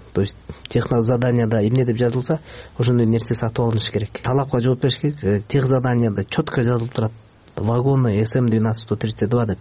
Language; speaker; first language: Kyrgyz; native; Kyrgyz